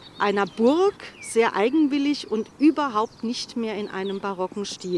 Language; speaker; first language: German; native; German